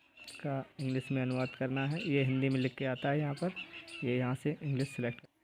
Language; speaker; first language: Hindi; native; Hindi